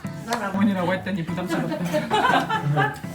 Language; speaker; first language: Korean; native; Korean